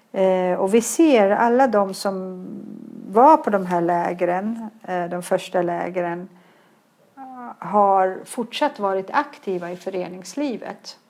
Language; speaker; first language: Swedish; early bilingual, other home language; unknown